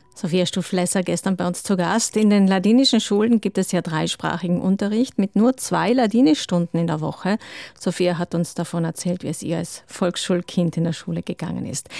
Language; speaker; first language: German; native; German